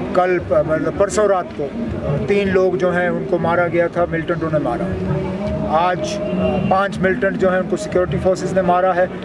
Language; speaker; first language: Hindi; non-native, local second language; Kashmiri